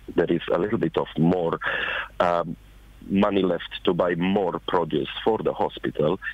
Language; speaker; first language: English; non-native, fluent; Romanian